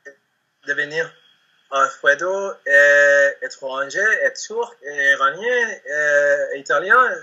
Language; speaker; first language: French; non-native, learner; Spanish